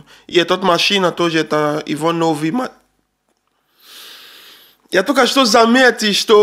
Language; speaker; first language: Russian; non-native, learner; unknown